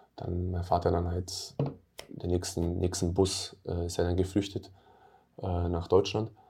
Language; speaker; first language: German; early bilingual, other home language; Albanian